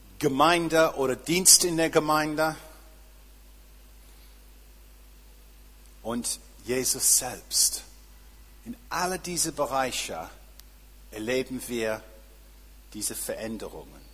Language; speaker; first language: German; non-native, fluent; English